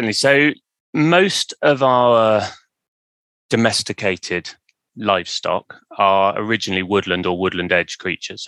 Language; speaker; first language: English; native; English